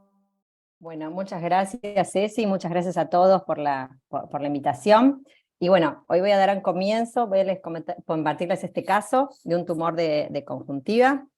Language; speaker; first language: Spanish; native; Spanish